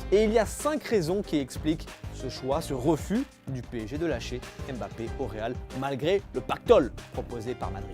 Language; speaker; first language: French; native; French